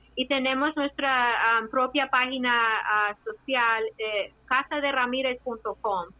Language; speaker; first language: Spanish; early bilingual, heritage; Spanish